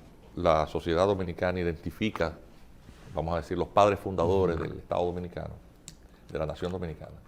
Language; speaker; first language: Spanish; native; Spanish